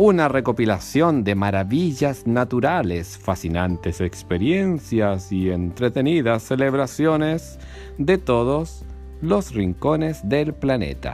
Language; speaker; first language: Spanish; native; Spanish